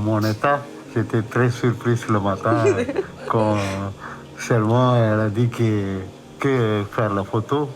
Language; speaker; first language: French; non-native, learner; Tamil